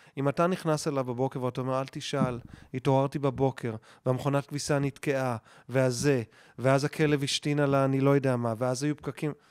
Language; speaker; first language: Hebrew; native; Hebrew